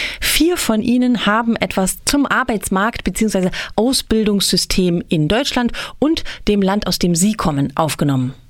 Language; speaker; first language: German; native; German